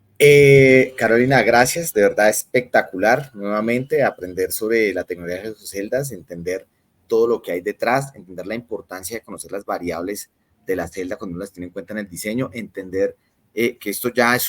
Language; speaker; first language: Spanish; native; Spanish